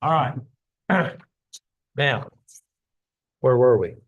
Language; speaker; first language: English; native; English